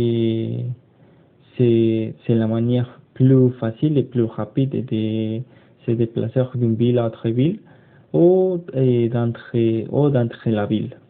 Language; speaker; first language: French; non-native, learner; Spanish